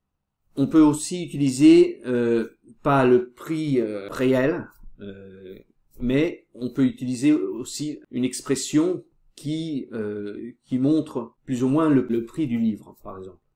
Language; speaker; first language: French; non-native, fluent; Portuguese